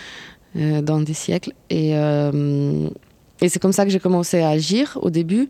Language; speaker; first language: French; non-native, fluent; Ukrainian